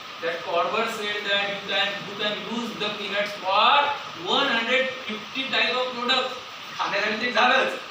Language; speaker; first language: English; non-native, local second language; Marathi